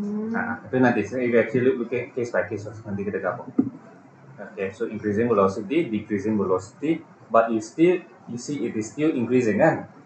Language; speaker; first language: English; non-native, local second language; Malay